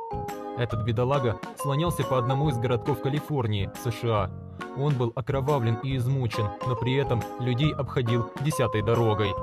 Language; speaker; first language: Russian; native; Russian